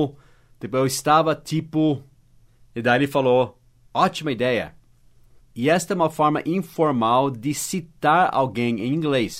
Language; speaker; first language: Portuguese; non-native, fluent; English